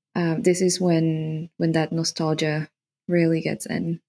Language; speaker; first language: English; non-native, fluent; Spanish